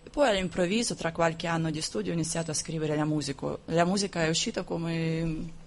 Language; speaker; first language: Italian; non-native, fluent; Russian